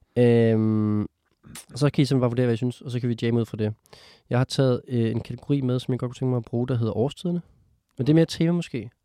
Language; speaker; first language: Danish; native; Danish